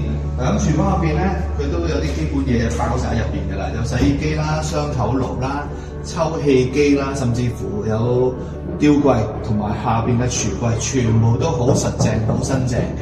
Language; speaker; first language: Cantonese; native; Cantonese